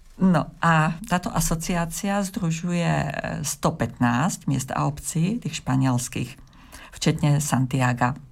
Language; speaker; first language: Slovak; native; Slovak